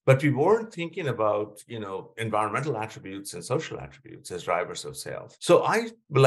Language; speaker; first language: English; non-native, local second language; Bangla